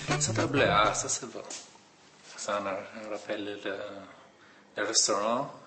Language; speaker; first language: French; non-native, learner; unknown